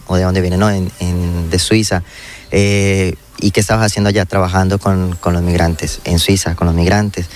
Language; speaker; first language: Spanish; native; Spanish